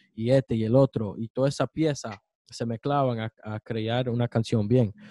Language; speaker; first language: Spanish; early bilingual, heritage; Spanish